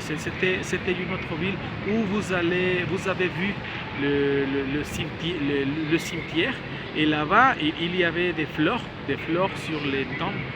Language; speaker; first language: French; non-native, learner; Spanish